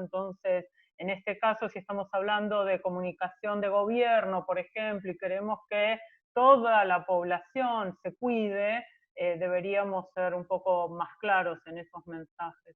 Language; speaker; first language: Spanish; native; Spanish